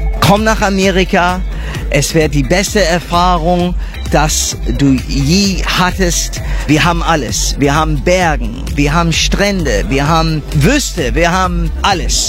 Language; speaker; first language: German; non-native, fluent; English